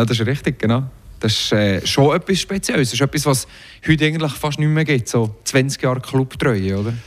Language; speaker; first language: German; native; German